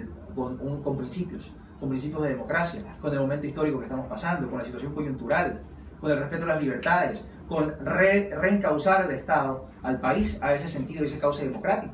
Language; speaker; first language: Spanish; native; Spanish